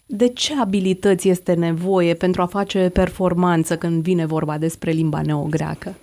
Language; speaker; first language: Romanian; native; Romanian